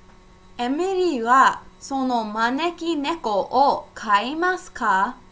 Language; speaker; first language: Japanese; non-native, fluent; English